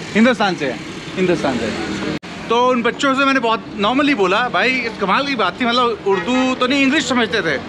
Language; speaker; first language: Hindi; native; Hindi